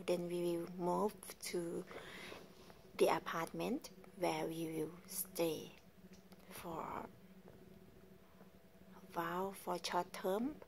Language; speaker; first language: English; non-native, learner; Thai